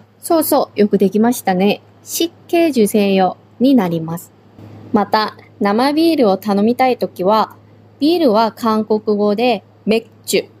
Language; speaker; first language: Japanese; non-native, fluent; Korean